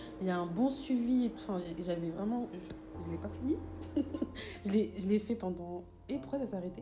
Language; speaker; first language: French; native; French